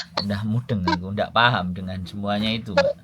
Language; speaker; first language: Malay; non-native, local second language; Javanese